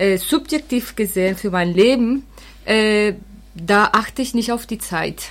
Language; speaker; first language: German; non-native, fluent; Spanish